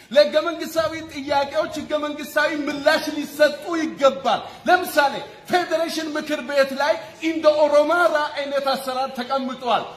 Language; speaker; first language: Amharic; non-native, local second language; Wolaytta